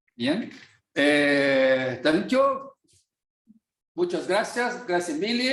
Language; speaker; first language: Spanish; non-native, learner; Portuguese